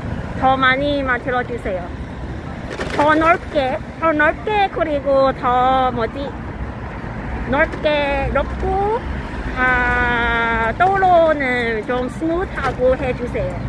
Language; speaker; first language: Korean; non-native, learner; Cantonese